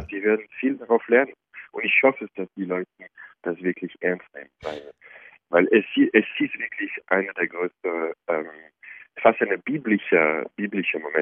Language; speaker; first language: German; non-native, fluent; French